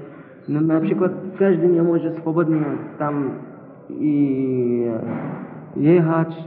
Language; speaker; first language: Polish; non-native, learner; Arabic